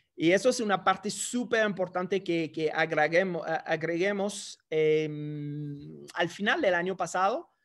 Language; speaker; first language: Spanish; non-native, fluent; English